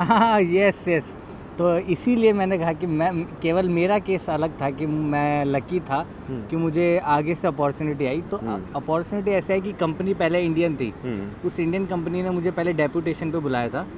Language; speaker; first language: Hindi; native; Hindi